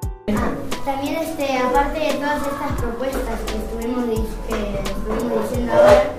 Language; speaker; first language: Spanish; native; Spanish